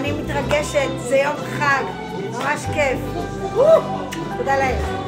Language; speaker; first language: Hebrew; native; Hebrew